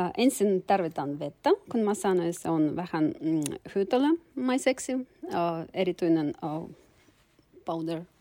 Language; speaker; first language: Finnish; non-native, learner; Russian